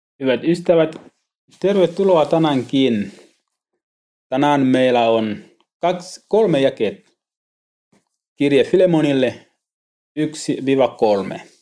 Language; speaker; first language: Finnish; non-native, learner; Swahili